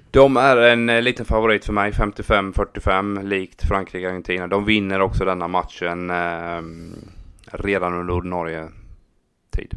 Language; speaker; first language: Swedish; native; Swedish